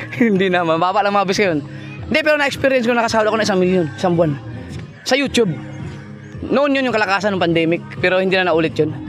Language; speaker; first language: Filipino; non-native, local second language; Cebuano